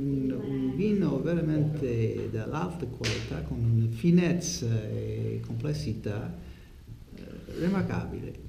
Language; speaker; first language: Italian; non-native, learner; English